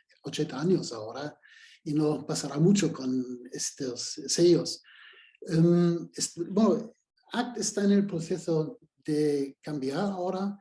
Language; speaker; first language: Spanish; non-native, fluent; German